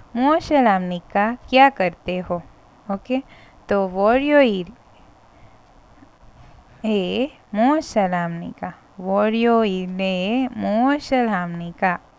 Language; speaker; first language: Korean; non-native, learner; Hindi